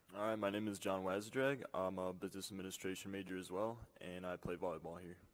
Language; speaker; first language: English; native; English